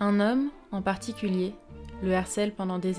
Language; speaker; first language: French; native; French